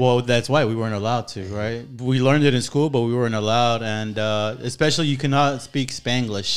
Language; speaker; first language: English; early bilingual, other home language; Spanish